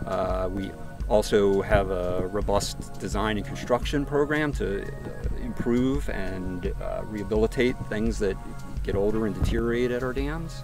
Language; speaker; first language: English; native; English